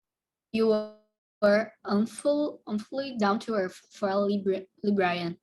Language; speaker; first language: English; non-native, learner; Portuguese